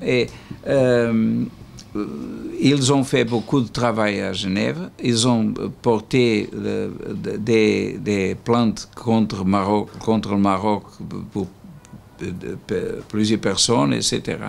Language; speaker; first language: French; non-native, learner; Portuguese